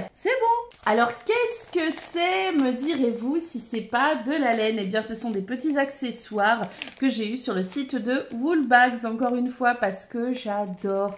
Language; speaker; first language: French; native; French